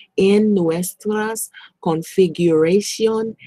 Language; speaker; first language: Spanish; non-native, learner; English